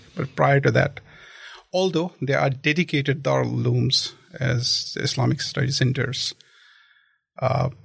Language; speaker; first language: English; non-native, local second language; Kashmiri